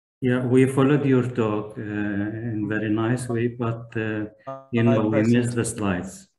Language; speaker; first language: English; non-native, fluent; Turkish